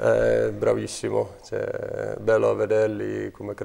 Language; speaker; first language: Italian; non-native, fluent; Czech